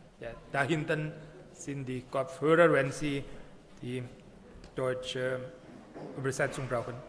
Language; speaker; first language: German; non-native, fluent; Indonesian